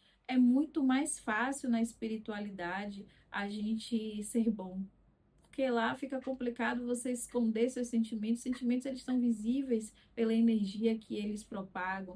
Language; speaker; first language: Portuguese; native; Portuguese